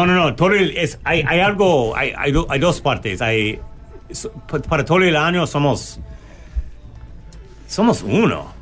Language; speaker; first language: Spanish; non-native, learner; English